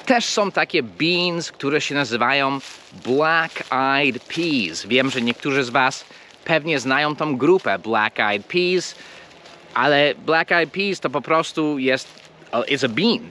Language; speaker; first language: Polish; non-native, fluent; English